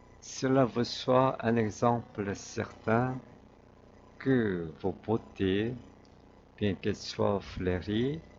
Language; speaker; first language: French; non-native, fluent; Korean